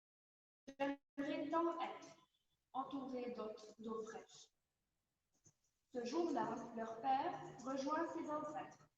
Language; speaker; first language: French; non-native, local second language; Arabic